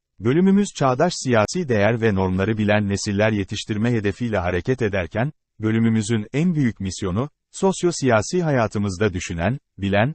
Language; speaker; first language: Turkish; native; Turkish